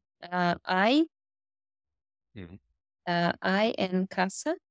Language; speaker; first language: Spanish; non-native, learner; English